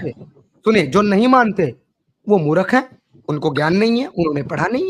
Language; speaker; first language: Hindi; native; Hindi